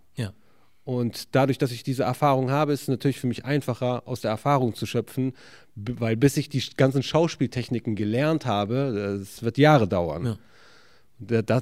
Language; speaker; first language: German; early bilingual, other home language; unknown